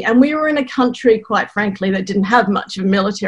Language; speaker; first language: English; native; English